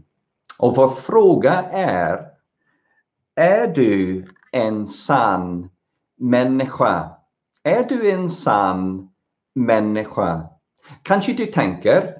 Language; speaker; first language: Swedish; non-native, fluent; English